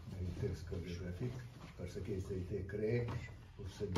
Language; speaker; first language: French; non-native, fluent; Russian